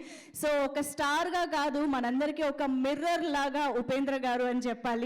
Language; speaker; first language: Telugu; native; Telugu